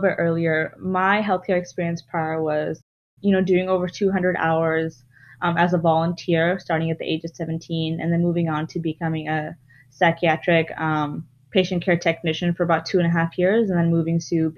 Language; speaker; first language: English; non-native, local second language; Bangla